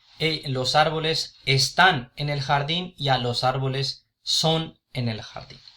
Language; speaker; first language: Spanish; non-native, fluent; Urdu